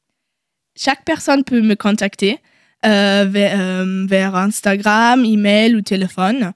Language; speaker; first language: French; non-native, learner; German